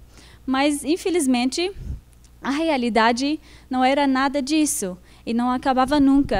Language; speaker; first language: Portuguese; non-native, fluent; Arabic